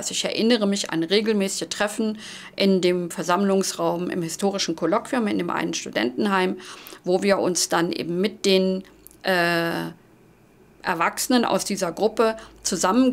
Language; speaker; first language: German; native; German